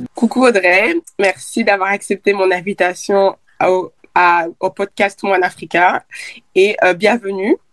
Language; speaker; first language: French; early bilingual, other home language; Lingala